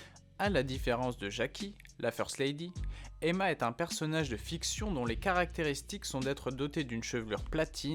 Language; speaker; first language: French; native; French